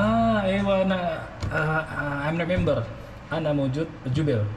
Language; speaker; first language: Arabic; non-native, learner; Indonesian